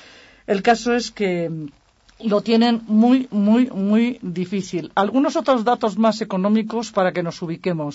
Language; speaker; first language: Spanish; native; Spanish